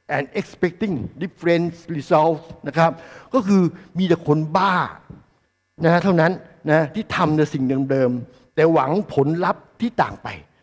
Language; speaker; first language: Thai; native; Thai